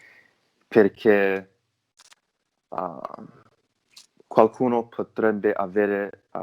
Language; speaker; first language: Italian; non-native, learner; English